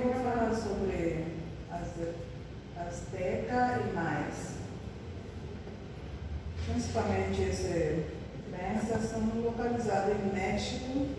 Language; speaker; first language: Portuguese; non-native, learner; Spanish